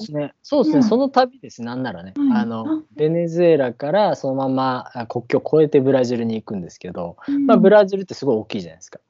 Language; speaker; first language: Japanese; native; Japanese